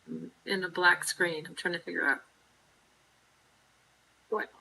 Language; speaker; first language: English; native; English